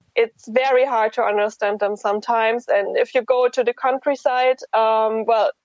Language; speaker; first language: English; non-native, fluent; German